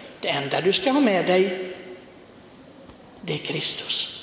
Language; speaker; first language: Swedish; non-native, fluent; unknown